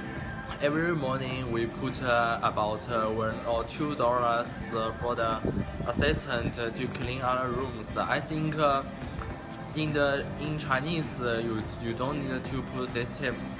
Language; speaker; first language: English; non-native, learner; Chinese